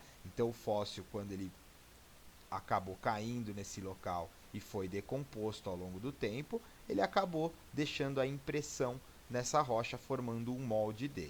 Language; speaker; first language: Portuguese; native; Portuguese